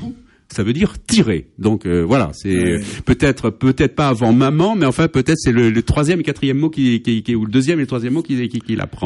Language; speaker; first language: French; native; French